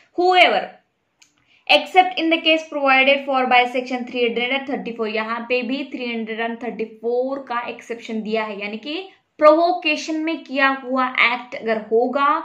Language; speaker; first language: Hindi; non-native, local second language; Marathi